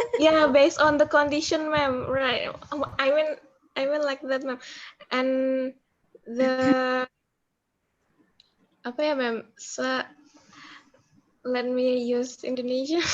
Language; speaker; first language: English; non-native, learner; Indonesian